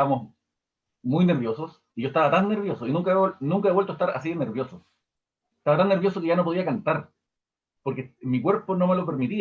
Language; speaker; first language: Spanish; native; Spanish